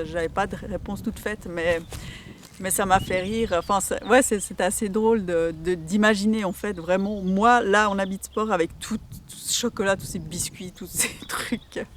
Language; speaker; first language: French; native; French